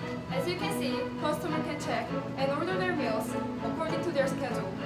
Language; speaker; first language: English; non-native, learner; Korean